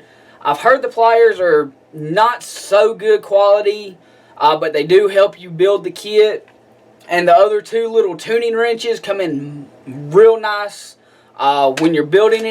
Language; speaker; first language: English; native; English